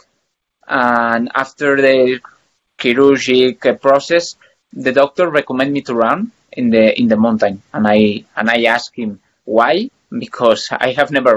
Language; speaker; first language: English; non-native, fluent; Spanish